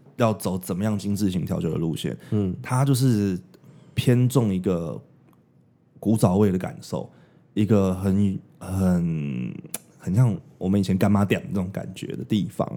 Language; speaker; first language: Chinese; native; Chinese